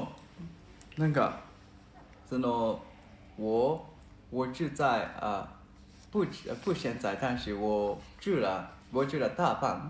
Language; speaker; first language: Chinese; non-native, learner; Japanese